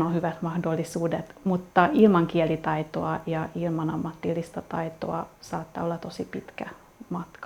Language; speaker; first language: Finnish; non-native, fluent; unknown